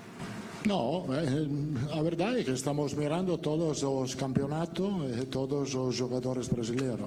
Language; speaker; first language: Portuguese; non-native, fluent; Italian